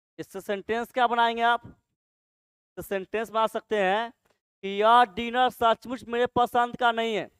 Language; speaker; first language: Hindi; native; Hindi